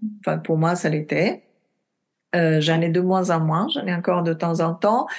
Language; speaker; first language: French; non-native, fluent; Italian